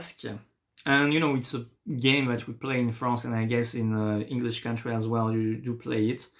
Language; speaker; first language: English; non-native, fluent; French